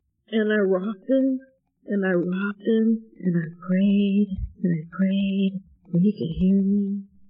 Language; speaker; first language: English; early bilingual, other home language; Spanish